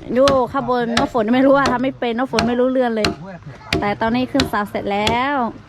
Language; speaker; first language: Thai; non-native, local second language; Lahu